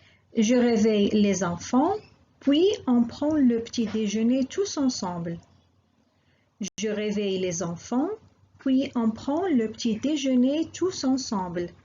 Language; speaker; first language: French; non-native, local second language; Arabic